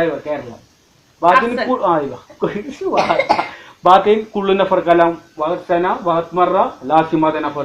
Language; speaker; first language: Arabic; non-native, learner; Malayalam